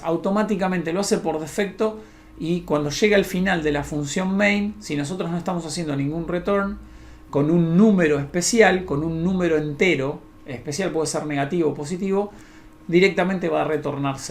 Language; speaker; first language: Spanish; native; Spanish